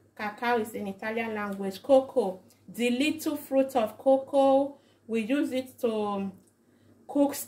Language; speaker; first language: English; non-native, local second language; Bini